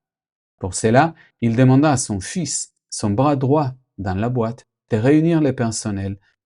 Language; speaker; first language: French; non-native, fluent; Spanish